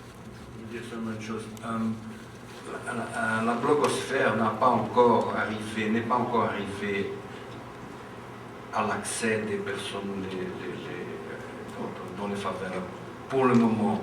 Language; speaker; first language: French; non-native, fluent; Portuguese